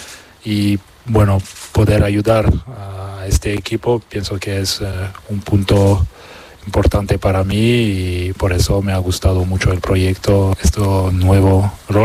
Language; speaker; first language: Spanish; non-native, fluent; French